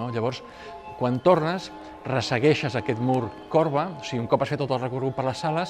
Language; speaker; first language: Catalan; native; Catalan